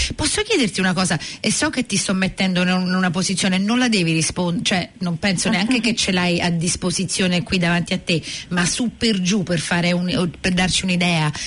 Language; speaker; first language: Italian; native; Italian